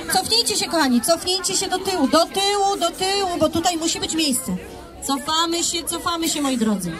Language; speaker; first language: Polish; native; Polish